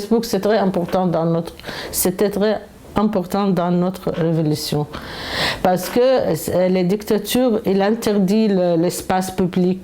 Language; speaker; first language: French; non-native, fluent; Arabic